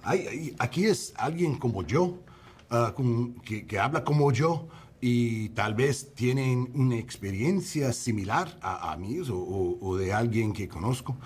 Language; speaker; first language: Spanish; non-native, learner; English